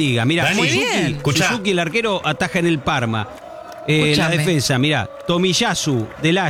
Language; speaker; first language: Spanish; native; Spanish